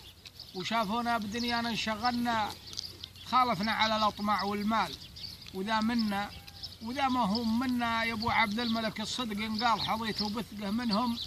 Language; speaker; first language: Arabic; native; Arabic